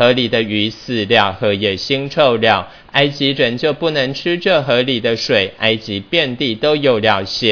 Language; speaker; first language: Chinese; native; Chinese